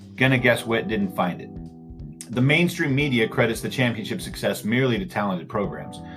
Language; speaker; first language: English; native; English